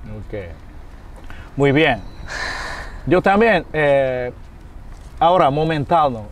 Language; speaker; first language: Spanish; non-native, fluent; Japanese